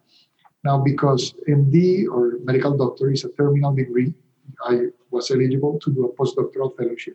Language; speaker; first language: English; non-native, fluent; Spanish